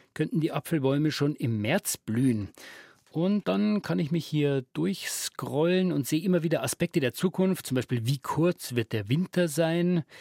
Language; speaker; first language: German; native; German